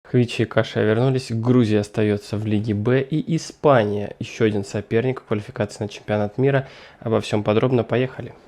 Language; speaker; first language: Russian; native; Russian